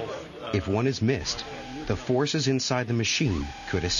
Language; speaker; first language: English; native; English